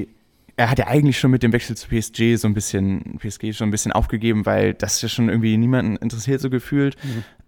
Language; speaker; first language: German; native; German